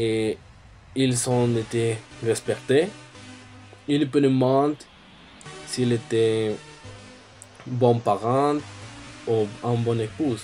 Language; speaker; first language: French; non-native, learner; Spanish